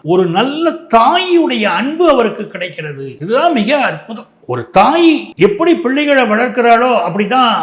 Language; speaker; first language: Tamil; native; Tamil